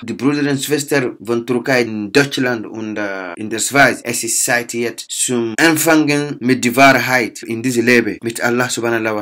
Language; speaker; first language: German; non-native, learner; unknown